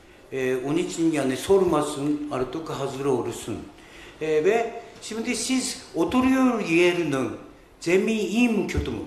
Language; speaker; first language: Turkish; non-native, learner; Japanese